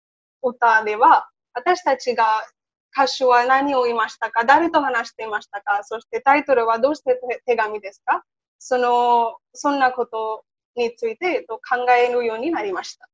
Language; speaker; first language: Japanese; non-native, learner; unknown